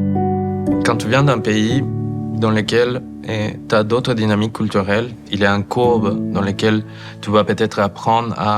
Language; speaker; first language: French; non-native, fluent; Spanish